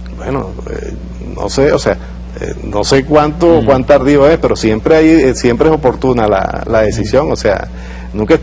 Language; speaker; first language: Spanish; native; Spanish